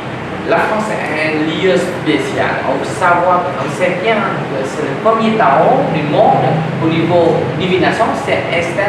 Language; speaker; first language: French; non-native, learner; Vietnamese